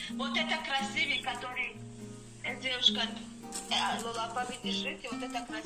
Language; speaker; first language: Russian; non-native, learner; Tajik